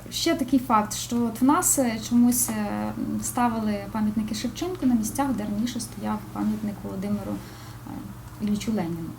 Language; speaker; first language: Ukrainian; native; Ukrainian